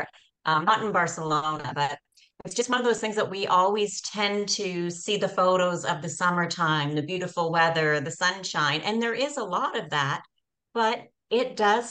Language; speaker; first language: English; native; English